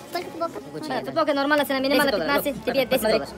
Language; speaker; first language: Russian; non-native, learner; Turkish